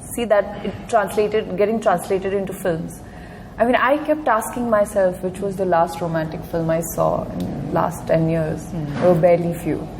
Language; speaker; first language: English; non-native, local second language; Marathi